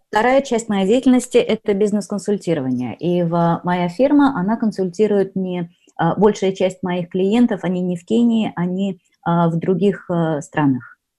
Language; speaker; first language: Russian; native; Russian